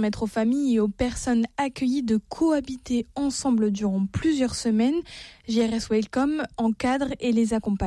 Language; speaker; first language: French; native; French